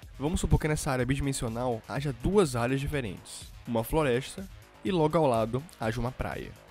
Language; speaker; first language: Portuguese; native; Portuguese